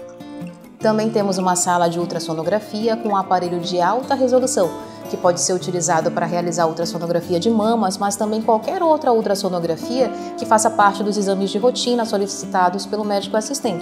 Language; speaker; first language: Portuguese; native; Portuguese